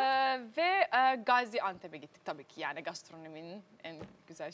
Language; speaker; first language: Turkish; early bilingual, heritage; Turkish